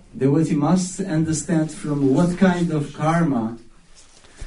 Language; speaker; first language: English; non-native, learner; Russian